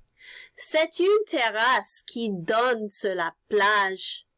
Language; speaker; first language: French; non-native, learner; English